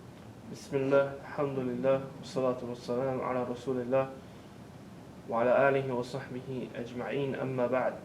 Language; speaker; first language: Arabic; non-native, fluent; English